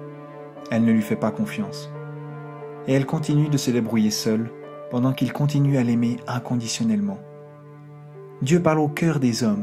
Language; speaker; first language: French; native; French